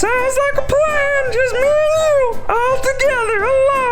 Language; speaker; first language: English; native; English